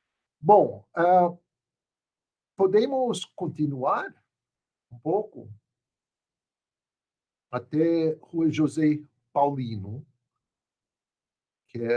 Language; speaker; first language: Portuguese; non-native, fluent; English